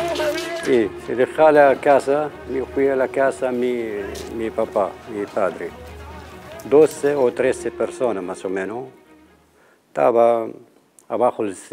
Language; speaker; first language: Spanish; non-native, learner; Arabic